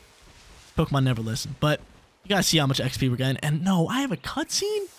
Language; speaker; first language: English; native; English